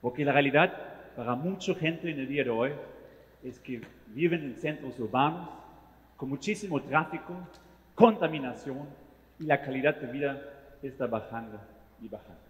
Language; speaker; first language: Spanish; non-native, fluent; German